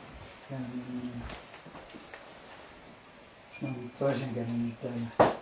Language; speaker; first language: Finnish; early bilingual, heritage; English